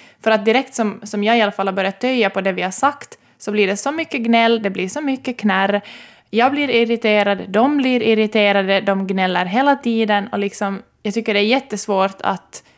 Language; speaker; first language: Swedish; native; Swedish